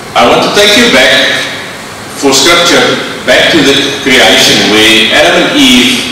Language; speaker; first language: English; non-native, local second language; Afrikaans